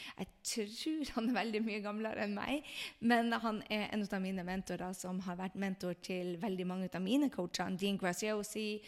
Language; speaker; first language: Norwegian; native; Norwegian